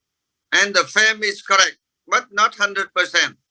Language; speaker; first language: English; non-native, fluent; Vietnamese